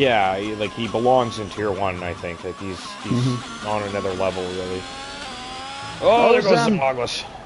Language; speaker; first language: English; native; English